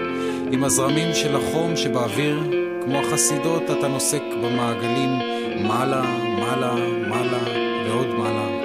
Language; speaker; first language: Hebrew; native; Hebrew